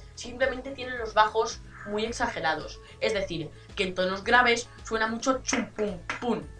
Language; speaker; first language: Spanish; native; Spanish